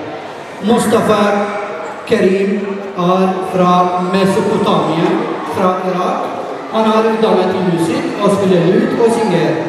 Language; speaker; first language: Norwegian; non-native, learner; Arabic